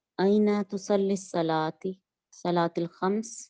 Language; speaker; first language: Arabic; non-native, learner; Urdu